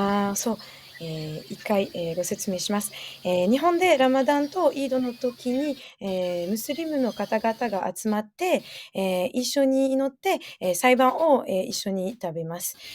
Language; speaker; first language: Japanese; non-native, fluent; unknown